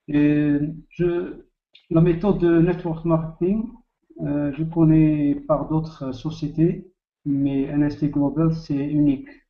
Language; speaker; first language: French; non-native, learner; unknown